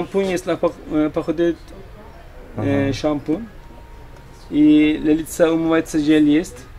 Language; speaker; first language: Russian; non-native, learner; Turkish